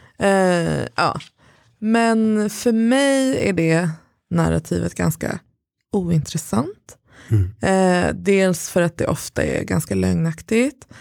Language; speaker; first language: Swedish; early bilingual, other home language; Persian